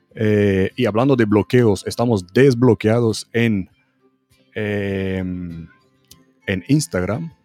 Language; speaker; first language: Spanish; non-native, fluent; Romanian